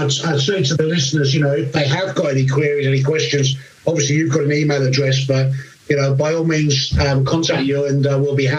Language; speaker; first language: English; native; English